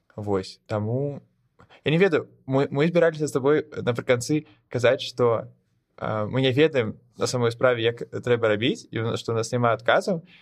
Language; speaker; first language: Belarusian; non-native, local second language; Russian